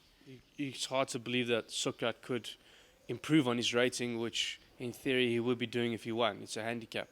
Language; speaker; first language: English; native; English